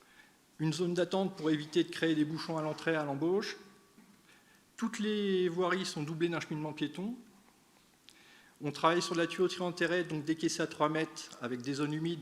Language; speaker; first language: French; native; French